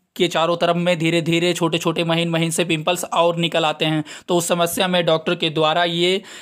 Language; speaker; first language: Hindi; native; Hindi